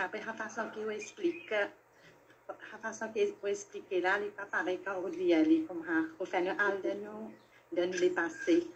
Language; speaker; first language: French; non-native, learner; Morisyen